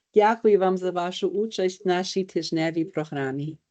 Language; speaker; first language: Ukrainian; early bilingual, other home language; English